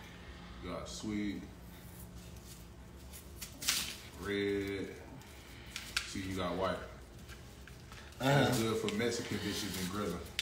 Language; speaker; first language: English; native; English